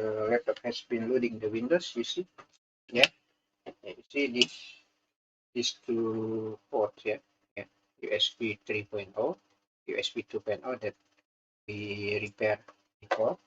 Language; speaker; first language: English; non-native, learner; Indonesian